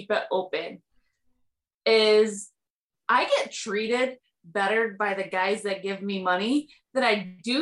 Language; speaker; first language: English; native; English